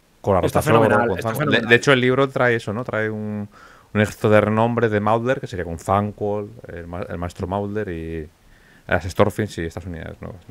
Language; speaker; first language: Spanish; native; Spanish